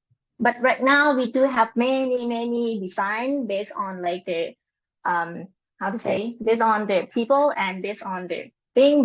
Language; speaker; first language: English; non-native, learner; Lao